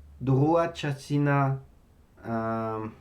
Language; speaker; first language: Ukrainian; non-native, learner; French